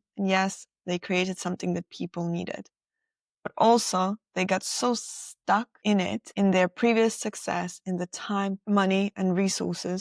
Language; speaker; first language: English; non-native, fluent; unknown